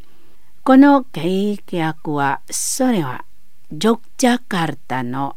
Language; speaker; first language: Japanese; non-native, learner; Indonesian